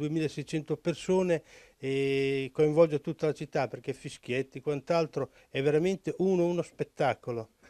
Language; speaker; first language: Italian; native; Italian